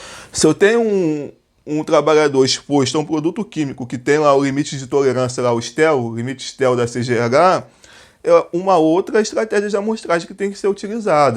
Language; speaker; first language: Portuguese; native; Portuguese